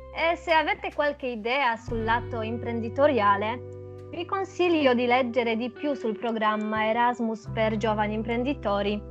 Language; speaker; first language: Italian; non-native, fluent; Polish